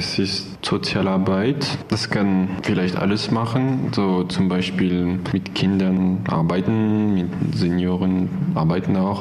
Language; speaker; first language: German; non-native, learner; French